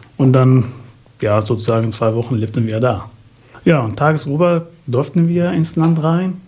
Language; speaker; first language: German; non-native, fluent; Arabic